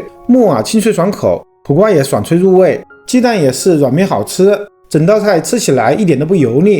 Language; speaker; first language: Chinese; native; Chinese